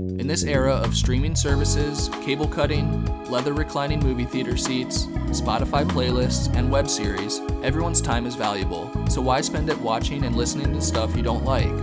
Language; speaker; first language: English; native; English